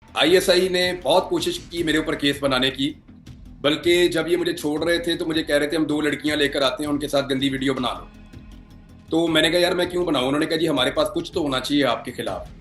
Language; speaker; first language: Urdu; non-native, local second language; Punjabi